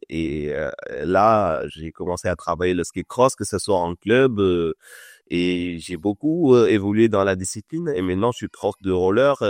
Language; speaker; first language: French; non-native, local second language; Wolof